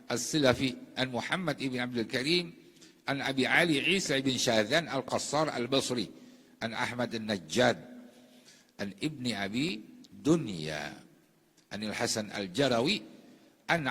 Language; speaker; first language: Arabic; non-native, fluent; Indonesian